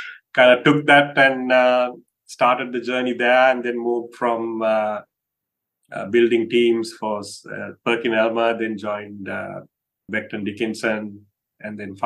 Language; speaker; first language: English; non-native, local second language; Sinhala